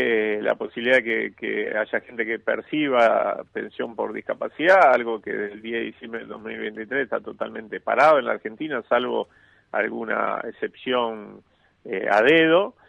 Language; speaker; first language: Spanish; native; Spanish